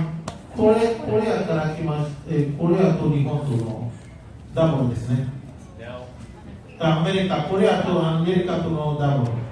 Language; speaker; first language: Japanese; non-native, learner; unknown